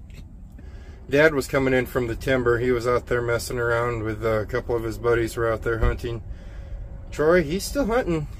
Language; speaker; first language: English; native; English